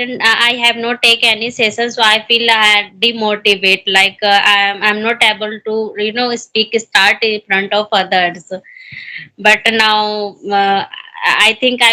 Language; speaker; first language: English; non-native, learner; Hindi